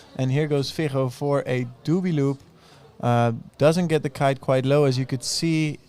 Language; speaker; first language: English; non-native, fluent; Dutch